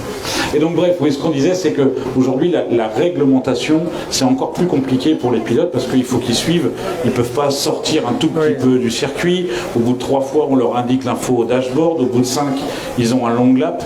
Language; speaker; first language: French; native; French